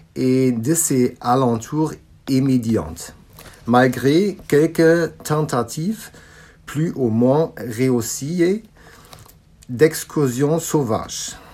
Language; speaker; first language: French; non-native, learner; German